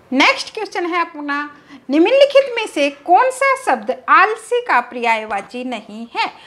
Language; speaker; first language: Hindi; native; Hindi